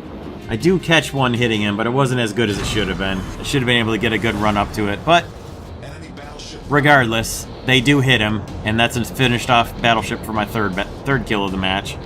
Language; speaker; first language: English; native; English